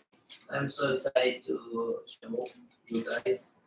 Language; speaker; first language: English; non-native, learner; Filipino